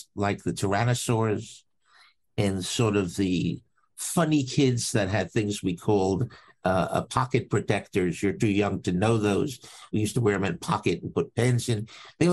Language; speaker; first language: English; native; English